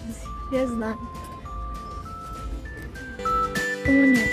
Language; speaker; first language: Russian; non-native, learner; Filipino